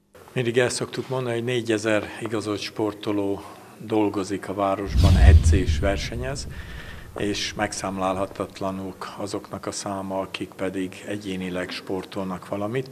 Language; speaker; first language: Hungarian; native; Hungarian